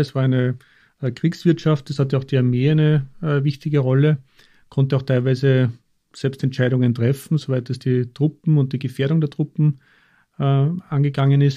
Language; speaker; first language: German; native; German